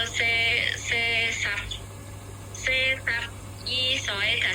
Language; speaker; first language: Cantonese; non-native, learner; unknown